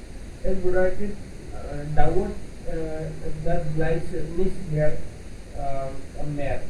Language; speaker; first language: German; non-native, learner; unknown